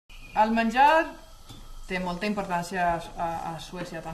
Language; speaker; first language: Catalan; non-native, fluent; Swedish